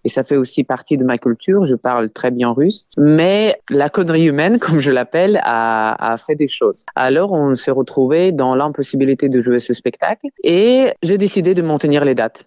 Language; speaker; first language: French; non-native, fluent; Ukrainian